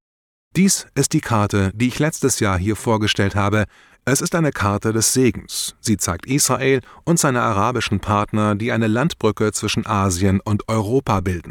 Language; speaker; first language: German; native; German